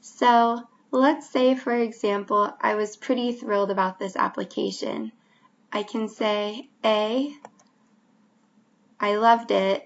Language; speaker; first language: English; native; English